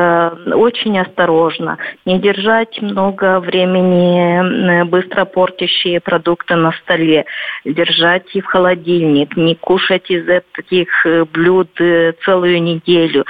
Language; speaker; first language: Russian; non-native, local second language; Romanian